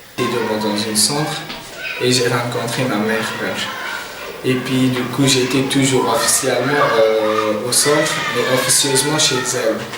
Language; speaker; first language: French; non-native, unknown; Persian